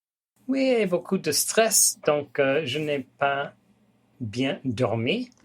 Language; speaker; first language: French; non-native, fluent; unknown